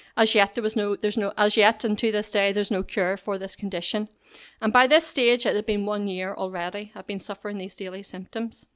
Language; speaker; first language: English; native; English